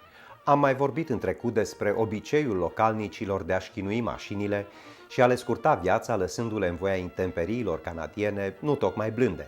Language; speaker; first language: Romanian; native; Romanian